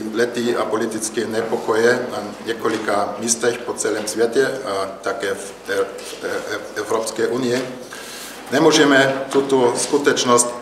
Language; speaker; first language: Czech; non-native, learner; German